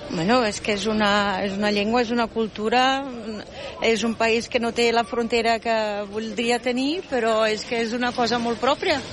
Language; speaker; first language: Catalan; non-native, fluent; German